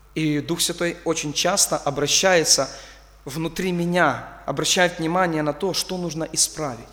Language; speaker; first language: Russian; non-native, local second language; Ukrainian